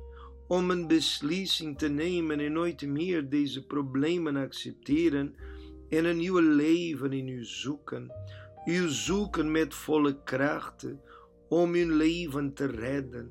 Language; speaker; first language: Dutch; non-native, learner; Portuguese